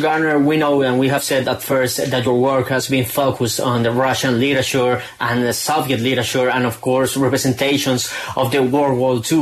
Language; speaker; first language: English; non-native, fluent; Spanish